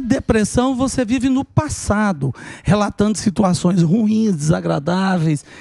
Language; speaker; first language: Portuguese; native; Portuguese